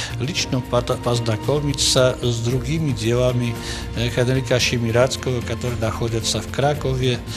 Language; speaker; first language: Russian; non-native, learner; Polish